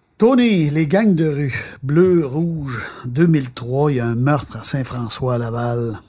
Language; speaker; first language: French; native; French